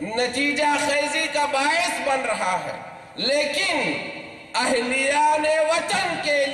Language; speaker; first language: Urdu; native; Urdu